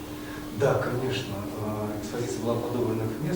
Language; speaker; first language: Russian; native; Russian